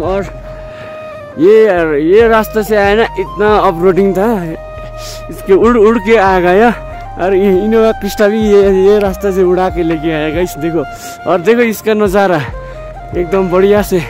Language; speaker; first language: Hindi; non-native, local second language; Nepali